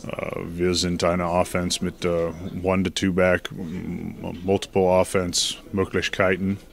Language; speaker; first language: German; non-native, learner; English